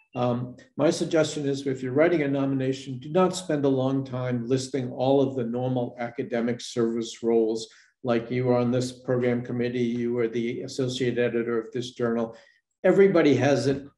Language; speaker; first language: English; native; English